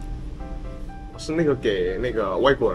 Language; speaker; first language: Indonesian; native; Indonesian